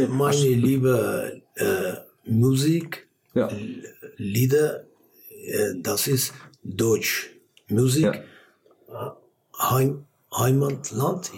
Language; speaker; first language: German; non-native, learner; Armenian